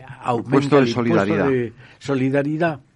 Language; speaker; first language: Spanish; native; Spanish